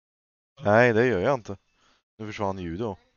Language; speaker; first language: Swedish; native; Swedish